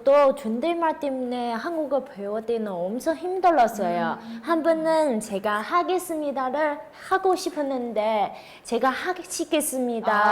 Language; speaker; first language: Korean; non-native, fluent; Chinese